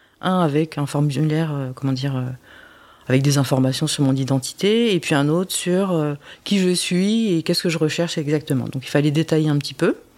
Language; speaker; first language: French; early bilingual, other home language; Korean